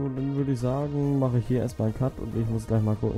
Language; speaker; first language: German; native; German